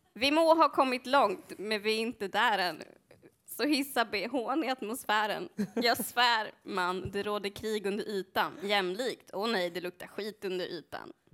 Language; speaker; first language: Swedish; early bilingual, other home language; Spanish